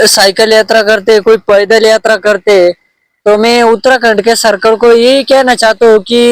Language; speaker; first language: Hindi; non-native, local second language; Marathi